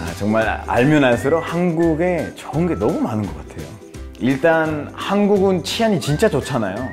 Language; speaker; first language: Korean; non-native, fluent; Spanish